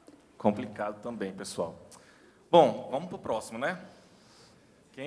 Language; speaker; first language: Portuguese; native; Portuguese